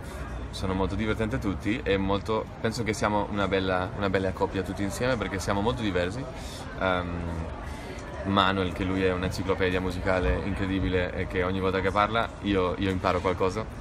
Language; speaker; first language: Italian; non-native, fluent; Spanish